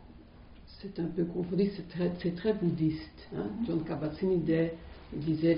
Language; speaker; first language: French; non-native, fluent; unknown